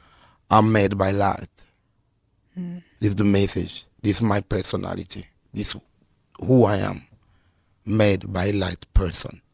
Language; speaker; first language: English; non-native, fluent; Lingala